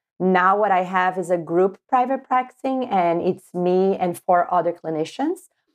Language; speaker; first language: English; non-native, fluent; Spanish